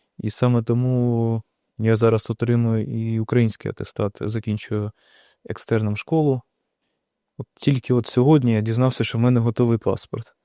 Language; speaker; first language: Ukrainian; non-native, local second language; Russian